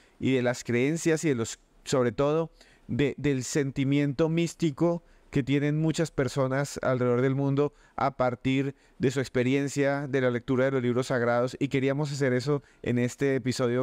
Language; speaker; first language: Spanish; native; Spanish